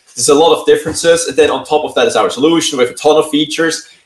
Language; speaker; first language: English; non-native, fluent; Swiss German